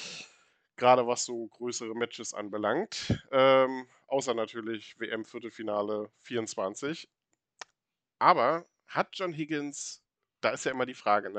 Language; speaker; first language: German; native; German